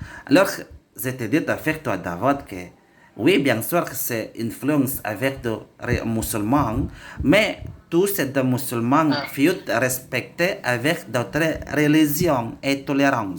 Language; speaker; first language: French; non-native, learner; Indonesian